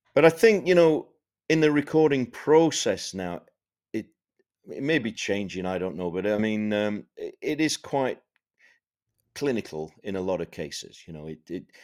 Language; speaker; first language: English; native; English